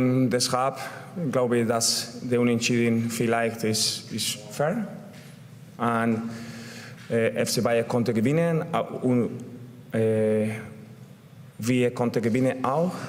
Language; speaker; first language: German; non-native, learner; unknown